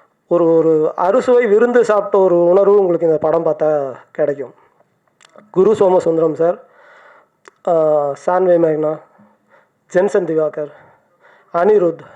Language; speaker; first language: Tamil; native; Tamil